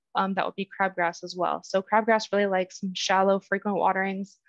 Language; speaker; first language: English; native; English